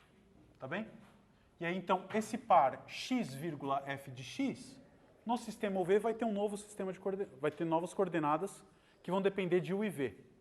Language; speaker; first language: Portuguese; native; Portuguese